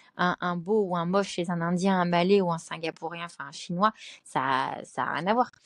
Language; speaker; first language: French; native; French